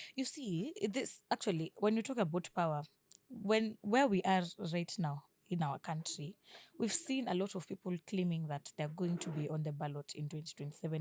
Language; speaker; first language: English; non-native, local second language; Swahili